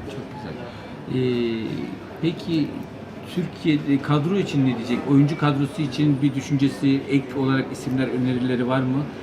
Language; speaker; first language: Turkish; native; Turkish